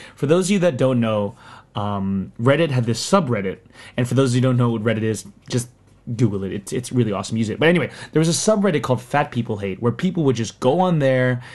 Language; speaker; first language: English; native; English